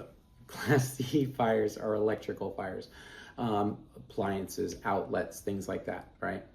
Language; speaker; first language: English; native; English